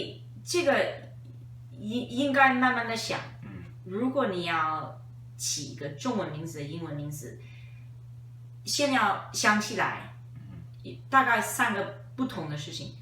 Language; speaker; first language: Chinese; non-native, fluent; English